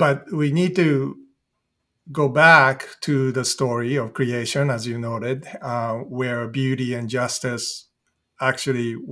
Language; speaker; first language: English; native; English